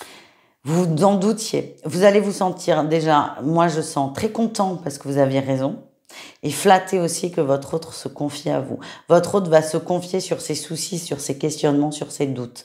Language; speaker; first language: French; native; French